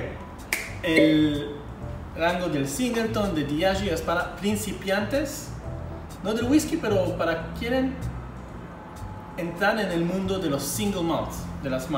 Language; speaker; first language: Spanish; non-native, fluent; Hebrew